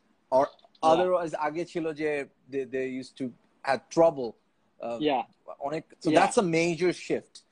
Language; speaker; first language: English; non-native, local second language; Bangla